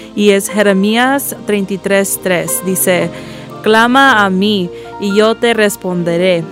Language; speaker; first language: Spanish; early bilingual, heritage; Spanish